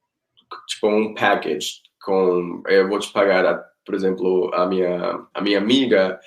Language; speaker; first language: Portuguese; non-native, fluent; Spanish